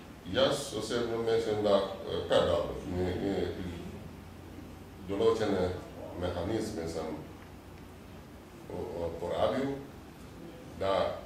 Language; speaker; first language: Slovenian; non-native, fluent; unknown